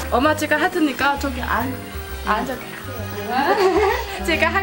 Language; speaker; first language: Korean; non-native, learner; Vietnamese